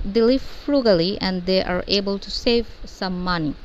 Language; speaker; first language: English; non-native, local second language; Bangla